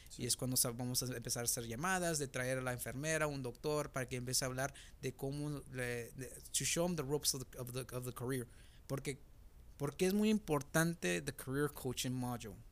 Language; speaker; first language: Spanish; native; Spanish